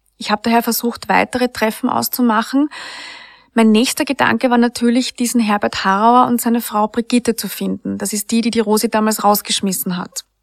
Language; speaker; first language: German; native; German